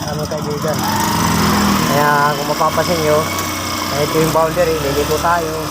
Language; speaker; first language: Filipino; non-native, local second language; Waray